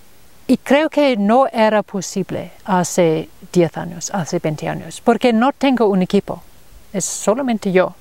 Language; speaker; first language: Spanish; non-native, learner; English